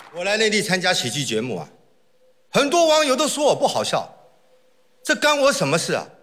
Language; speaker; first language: Chinese; native; Chinese